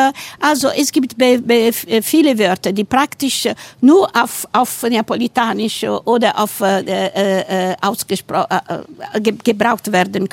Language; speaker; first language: German; non-native, fluent; Italian